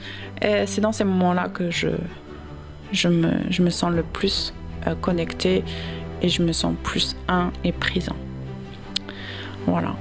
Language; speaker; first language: French; native; French